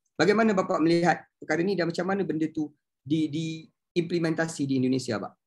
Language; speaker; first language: Malay; native; Malay